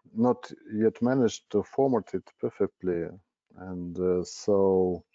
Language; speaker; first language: English; non-native, learner; Russian